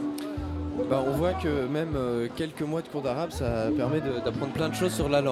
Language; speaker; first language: French; native; French